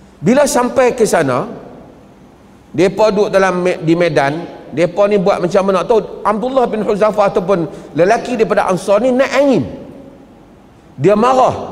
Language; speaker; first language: Malay; native; Malay